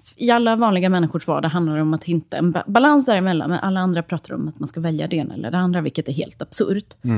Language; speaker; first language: Swedish; early bilingual, other home language; Serbian